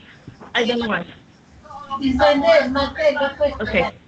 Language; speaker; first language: English; non-native, learner; Spanish